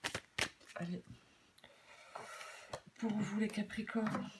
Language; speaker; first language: French; native; French